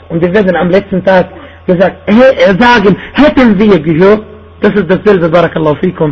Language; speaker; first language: German; non-native, fluent; Arabic